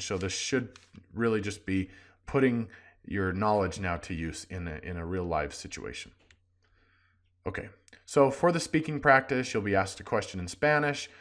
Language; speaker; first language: English; native; English